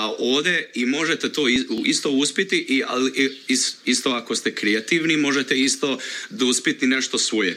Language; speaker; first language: Croatian; early bilingual, heritage; Croatian